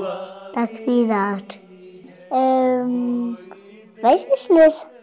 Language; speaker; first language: German; early bilingual, other home language; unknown